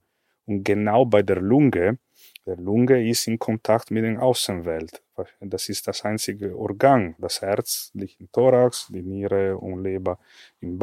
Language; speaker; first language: German; non-native, fluent; Italian